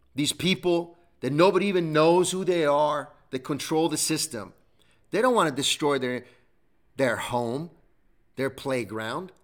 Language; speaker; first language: English; non-native, fluent; Italian